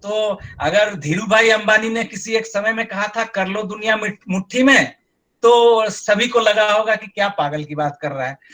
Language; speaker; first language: Hindi; non-native, local second language; Bangla